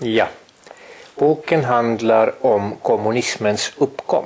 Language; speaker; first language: Swedish; non-native, fluent; Estonian